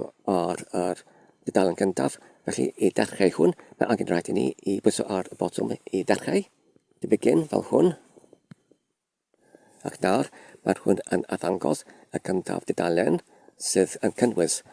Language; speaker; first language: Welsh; non-native, learner; Polish